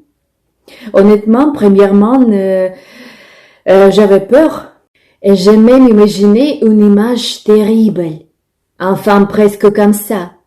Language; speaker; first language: French; non-native, fluent; Russian